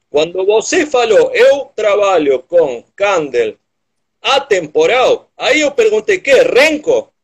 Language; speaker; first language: Portuguese; non-native, learner; Spanish